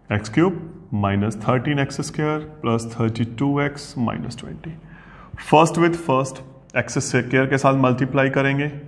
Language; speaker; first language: Hindi; non-native, local second language; Punjabi